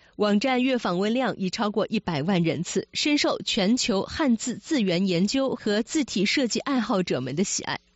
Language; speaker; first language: Chinese; native; Chinese